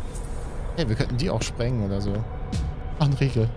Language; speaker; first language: German; native; German